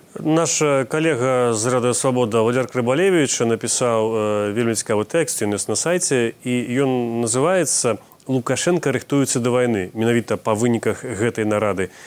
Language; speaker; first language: Belarusian; native; Belarusian